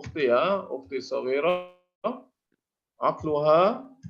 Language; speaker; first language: Arabic; non-native, learner; Indonesian